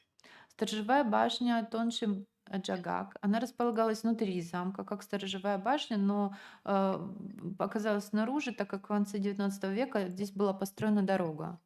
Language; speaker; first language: Russian; native; Russian